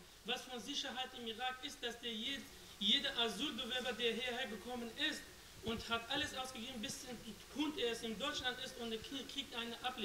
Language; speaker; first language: German; non-native, fluent; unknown